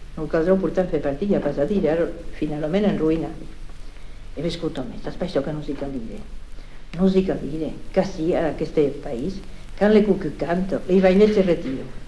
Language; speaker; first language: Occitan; native; Occitan